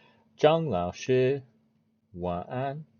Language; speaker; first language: Chinese; non-native, learner; English